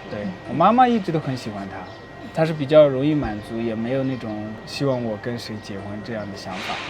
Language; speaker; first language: Chinese; non-native, local second language; Tibetan